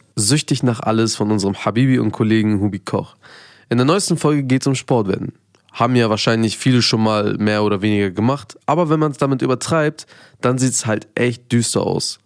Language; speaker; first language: German; early bilingual, other home language; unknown